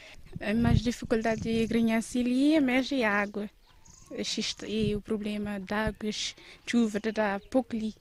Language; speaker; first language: Portuguese; non-native, learner; Kabuverdianu